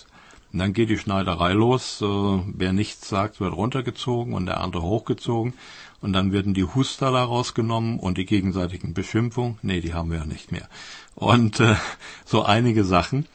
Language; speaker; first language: German; native; German